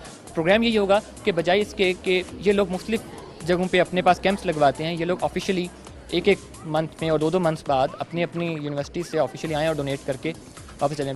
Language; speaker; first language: Urdu; native; Urdu